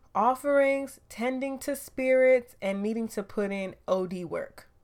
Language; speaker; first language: English; native; English